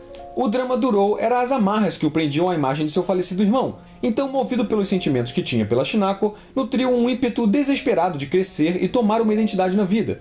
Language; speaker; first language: Portuguese; native; Portuguese